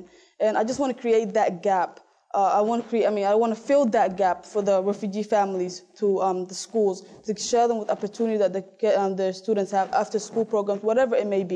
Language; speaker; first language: English; early bilingual, other home language; Somali